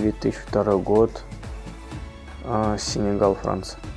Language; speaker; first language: Russian; native; Russian